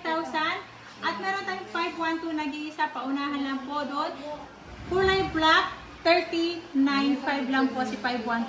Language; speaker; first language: Filipino; native; Filipino